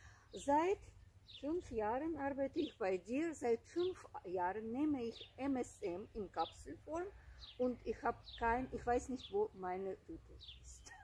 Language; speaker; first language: German; non-native, learner; Russian